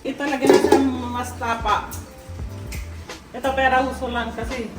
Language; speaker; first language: Filipino; non-native, learner; Punjabi